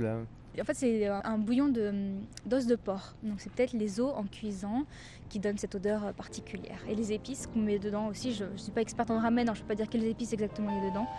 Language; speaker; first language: French; native; French